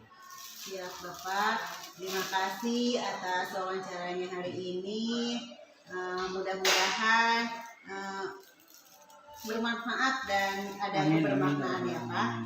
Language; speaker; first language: Indonesian; native; Indonesian